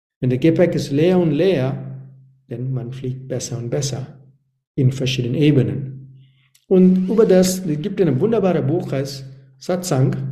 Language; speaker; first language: German; non-native, learner; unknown